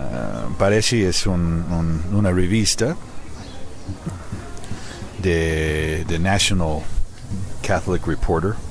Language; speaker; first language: Spanish; non-native, learner; English